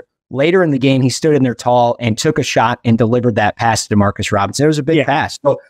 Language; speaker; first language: English; native; English